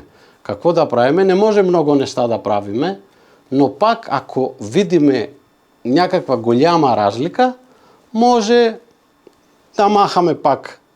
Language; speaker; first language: Bulgarian; non-native, fluent; Macedonian